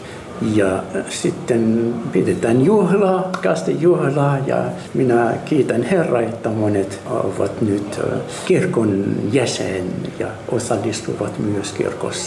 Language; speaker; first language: Finnish; non-native, fluent; Arabic